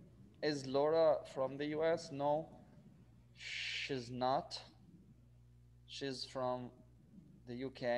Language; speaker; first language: English; non-native, fluent; Arabic